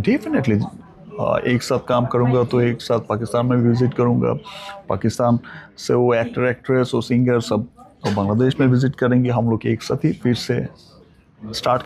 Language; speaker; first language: Hindi; non-native, learner; Bangla